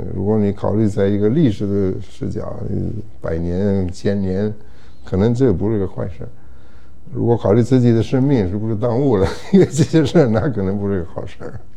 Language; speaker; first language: Chinese; non-native, fluent; Italian